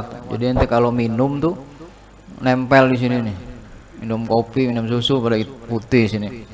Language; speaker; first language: Indonesian; native; Indonesian